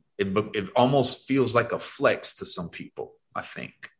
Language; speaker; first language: English; native; English